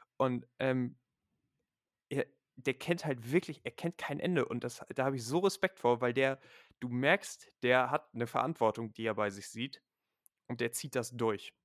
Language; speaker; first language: German; native; German